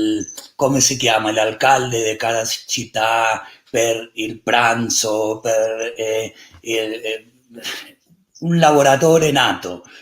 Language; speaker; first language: Italian; non-native, learner; Spanish